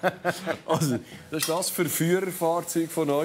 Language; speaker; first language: German; native; German